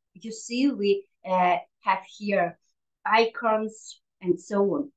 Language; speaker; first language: English; non-native, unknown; Russian